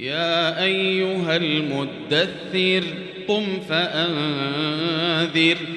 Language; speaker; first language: Arabic; native; Arabic